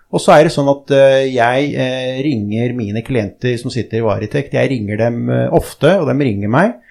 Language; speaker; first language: Norwegian; early bilingual, other home language; Arabic